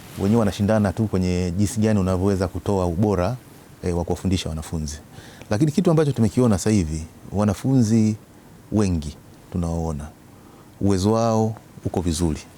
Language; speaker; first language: Swahili; native; Swahili